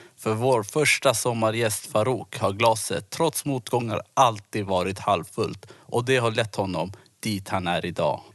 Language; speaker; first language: Swedish; early bilingual, other home language; Somali